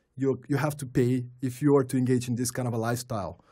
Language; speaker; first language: English; non-native, fluent; Bulgarian